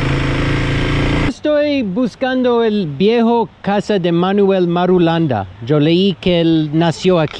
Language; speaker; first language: Spanish; non-native, learner; English